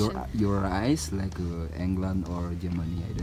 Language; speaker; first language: English; non-native, learner; Indonesian